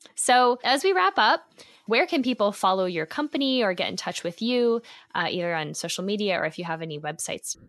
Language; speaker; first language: English; non-native, fluent; Spanish